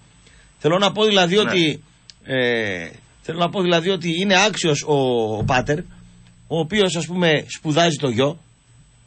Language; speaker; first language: Greek; native; Greek